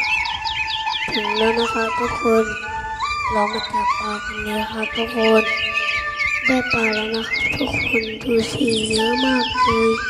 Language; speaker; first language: Thai; non-native, local second language; Lahu